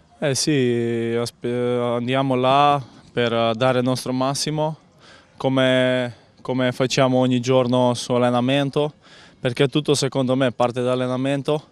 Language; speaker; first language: Italian; non-native, fluent; Macedonian